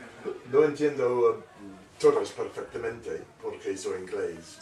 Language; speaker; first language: Spanish; non-native, learner; English